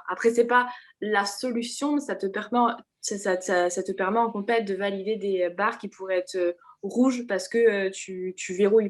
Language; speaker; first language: French; native; French